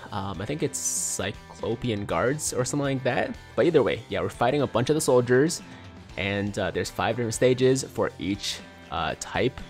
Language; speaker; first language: English; native; English